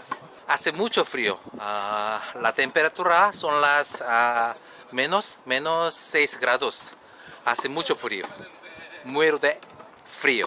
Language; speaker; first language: Spanish; non-native, learner; Korean